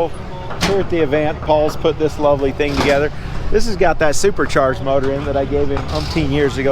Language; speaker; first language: English; native; English